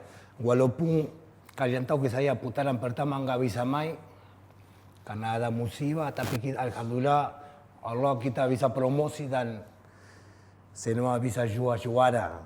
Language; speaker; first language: Indonesian; non-native, fluent; Spanish